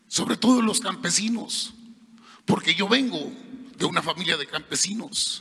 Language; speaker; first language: Spanish; native; Spanish